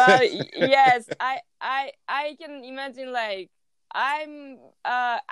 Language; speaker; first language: English; non-native, learner; Japanese